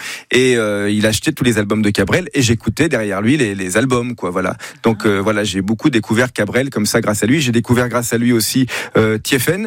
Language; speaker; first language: French; native; French